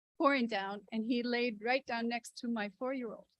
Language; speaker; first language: English; native; English